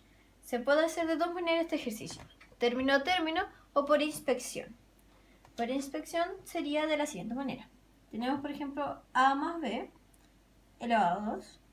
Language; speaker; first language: Spanish; native; Spanish